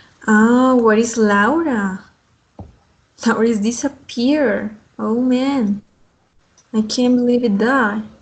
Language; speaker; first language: English; non-native, fluent; Spanish